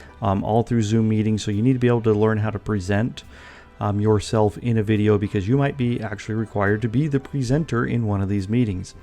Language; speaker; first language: English; native; English